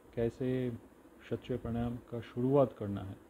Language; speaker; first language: Hindi; non-native, local second language; Bangla